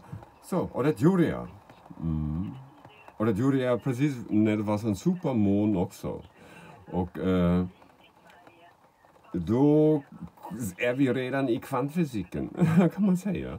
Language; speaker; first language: Swedish; non-native, fluent; German